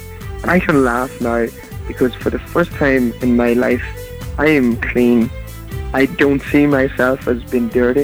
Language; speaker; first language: English; native; English